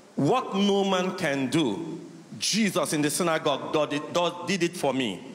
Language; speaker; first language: English; non-native, local second language; Igbo